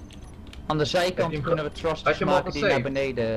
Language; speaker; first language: Dutch; native; Dutch